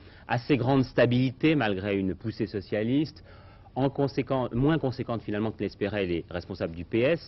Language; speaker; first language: French; native; French